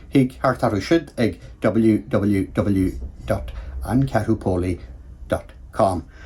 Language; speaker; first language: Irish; native; Irish